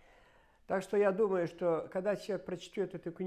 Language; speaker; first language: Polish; non-native, fluent; Russian